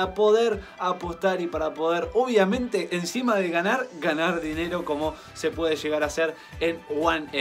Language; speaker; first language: Spanish; native; Spanish